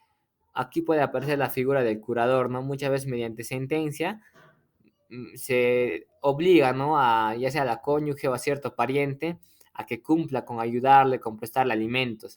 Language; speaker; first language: Spanish; native; Spanish